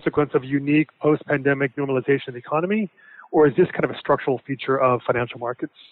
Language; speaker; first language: English; native; English